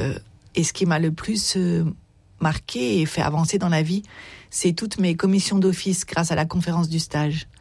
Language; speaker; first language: French; native; French